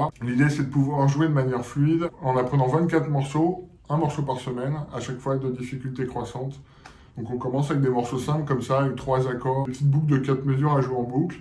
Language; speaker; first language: French; native; French